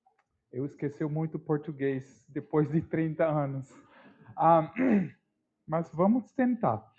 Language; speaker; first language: Portuguese; non-native, learner; English